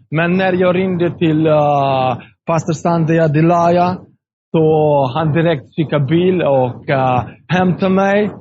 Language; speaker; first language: Swedish; non-native, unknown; Russian